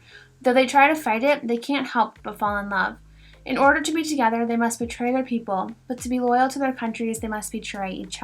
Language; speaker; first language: English; native; English